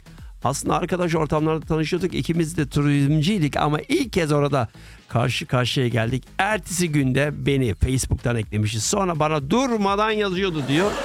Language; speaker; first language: Turkish; native; Turkish